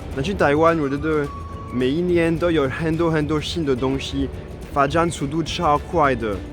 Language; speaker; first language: Chinese; non-native, fluent; French